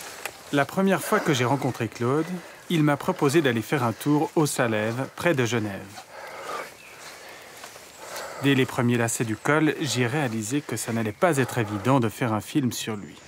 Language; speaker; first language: French; native; French